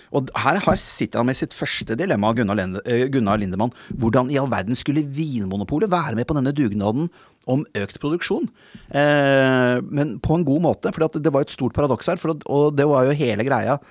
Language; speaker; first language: Norwegian; native; Norwegian